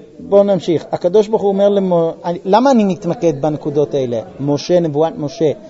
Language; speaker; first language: Hebrew; non-native, fluent; English